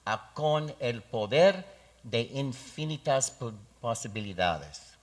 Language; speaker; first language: Spanish; non-native, learner; English